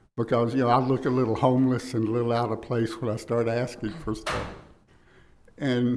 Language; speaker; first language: English; native; English